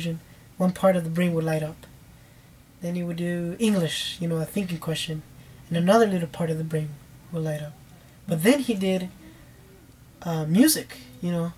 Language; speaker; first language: English; early bilingual, other home language; Spanish